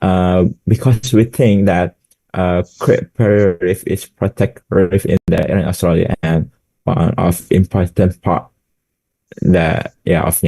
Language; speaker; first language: English; non-native, learner; Indonesian